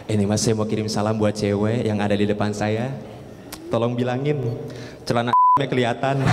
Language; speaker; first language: Indonesian; native; Indonesian